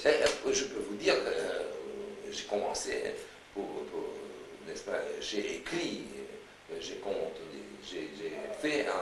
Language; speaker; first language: French; non-native, fluent; Romanian